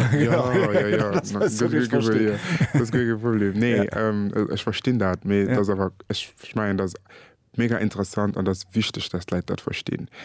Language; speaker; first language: Luxembourgish; early bilingual, other home language; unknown